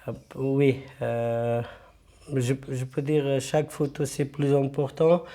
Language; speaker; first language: French; non-native, learner; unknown